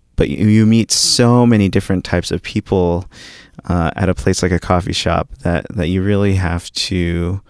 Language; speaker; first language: English; early bilingual, other home language; Filipino